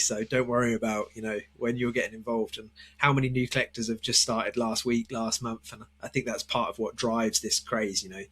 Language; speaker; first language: English; native; English